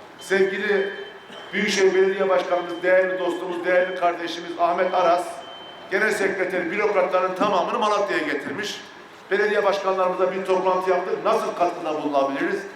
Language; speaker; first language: Turkish; native; Turkish